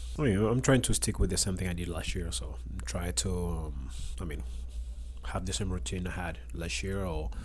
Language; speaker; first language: English; non-native, learner; Spanish